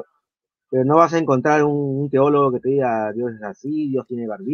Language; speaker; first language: Spanish; native; Spanish